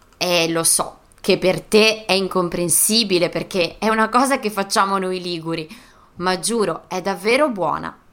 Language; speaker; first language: Italian; native; Italian